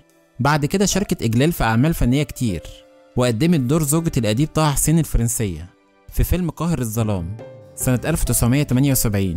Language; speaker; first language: Arabic; native; Arabic